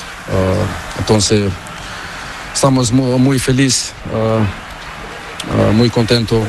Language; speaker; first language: Spanish; non-native, learner; Portuguese